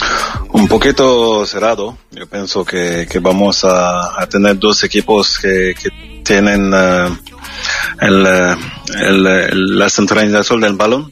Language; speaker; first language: Spanish; non-native, fluent; French